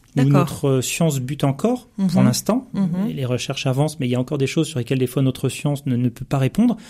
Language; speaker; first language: French; native; French